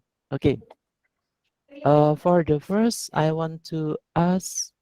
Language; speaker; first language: English; non-native, learner; Indonesian